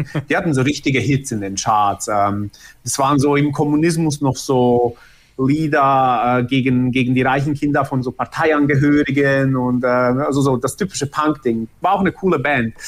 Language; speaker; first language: German; early bilingual, other home language; Bosnian